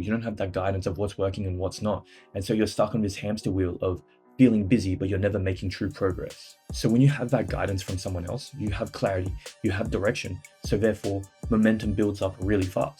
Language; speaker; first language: English; native; English